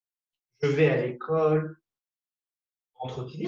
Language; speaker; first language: French; non-native, learner; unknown